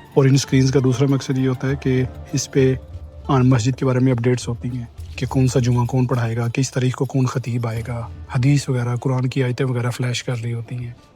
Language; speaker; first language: Urdu; native; Urdu